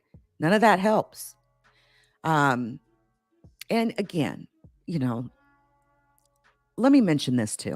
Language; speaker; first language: English; native; English